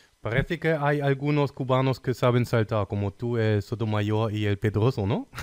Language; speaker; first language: Spanish; non-native, fluent; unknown